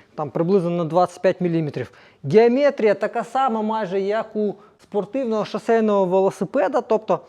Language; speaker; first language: Ukrainian; native; Ukrainian